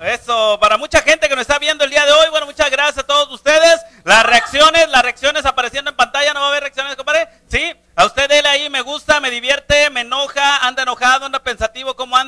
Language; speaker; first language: Spanish; native; Spanish